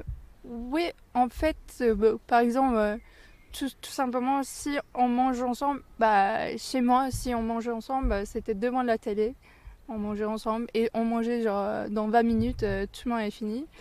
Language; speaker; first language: French; non-native, fluent; Turkish